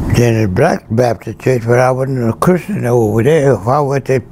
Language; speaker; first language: English; native; English